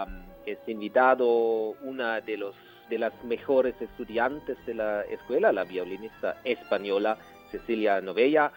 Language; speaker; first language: Spanish; non-native, learner; German